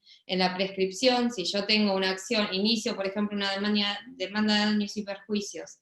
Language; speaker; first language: Spanish; native; Spanish